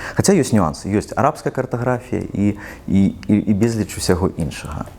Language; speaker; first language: Belarusian; non-native, local second language; Russian